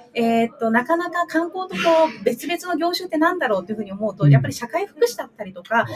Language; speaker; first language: Japanese; native; Japanese